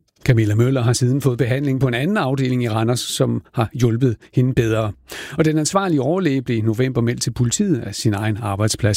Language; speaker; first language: Danish; native; Danish